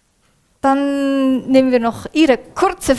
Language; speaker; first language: German; native; German